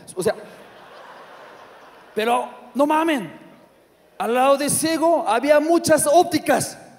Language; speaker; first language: Spanish; non-native, learner; Korean